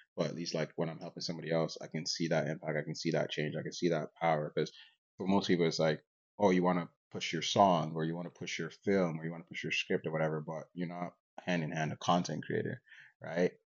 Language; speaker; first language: English; non-native, local second language; Yoruba